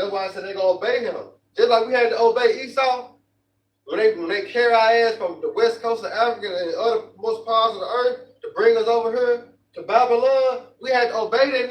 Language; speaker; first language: English; native; English